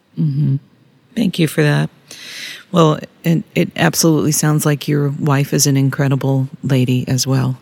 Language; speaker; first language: English; native; English